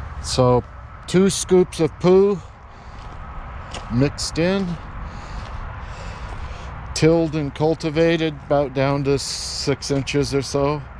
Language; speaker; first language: English; native; English